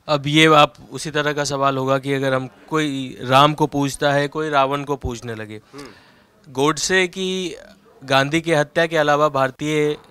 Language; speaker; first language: Hindi; native; Hindi